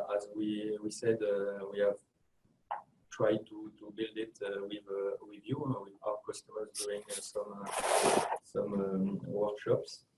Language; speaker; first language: English; non-native, fluent; French